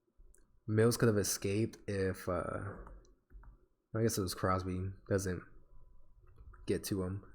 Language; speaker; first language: English; native; English